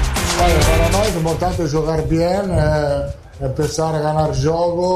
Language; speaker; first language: Portuguese; non-native, fluent; Italian